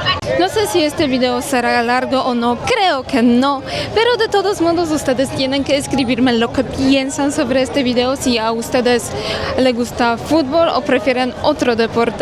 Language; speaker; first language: Spanish; non-native, fluent; Polish